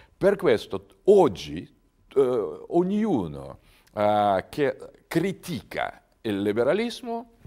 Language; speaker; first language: Italian; non-native, learner; Russian